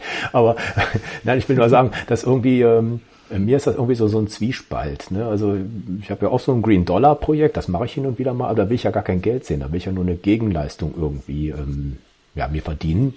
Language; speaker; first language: German; native; German